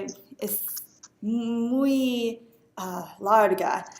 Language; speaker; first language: Spanish; non-native, learner; English